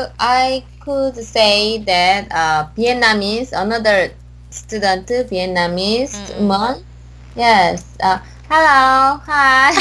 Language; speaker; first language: English; non-native, learner; Korean